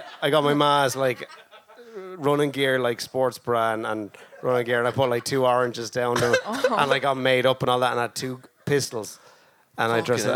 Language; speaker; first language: English; native; English